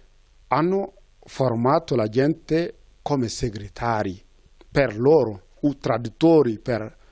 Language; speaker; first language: Italian; non-native, fluent; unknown